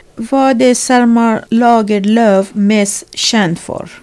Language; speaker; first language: Swedish; non-native, learner; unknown